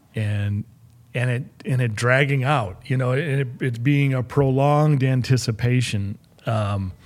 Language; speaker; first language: English; native; English